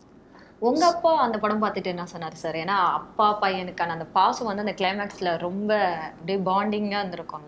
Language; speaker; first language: Tamil; native; Tamil